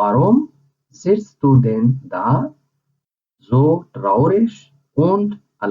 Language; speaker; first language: German; non-native, fluent; Urdu